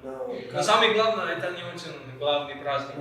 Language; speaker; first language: Russian; non-native, learner; Malay